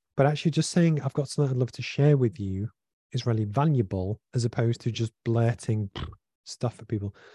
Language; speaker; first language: English; native; English